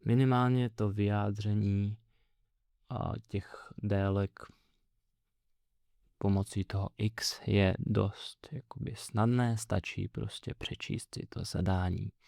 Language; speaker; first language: Czech; native; Czech